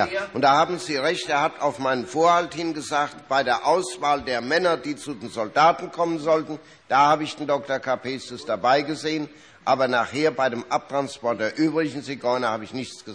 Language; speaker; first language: German; native; German